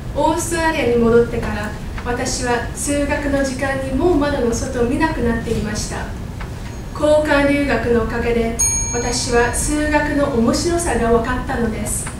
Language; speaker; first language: Japanese; non-native, fluent; English